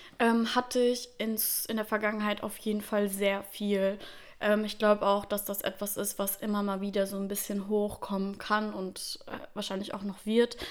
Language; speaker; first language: German; early bilingual, other home language; Russian